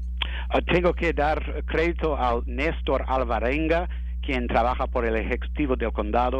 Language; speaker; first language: Spanish; non-native, learner; English